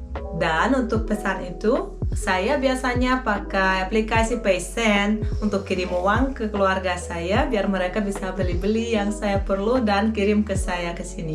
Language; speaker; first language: Indonesian; non-native, fluent; Russian